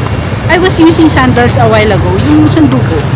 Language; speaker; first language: English; non-native, local second language; Filipino